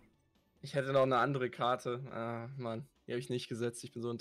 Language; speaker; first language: German; native; German